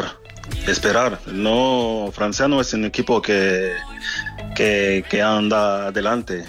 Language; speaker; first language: Spanish; non-native, fluent; French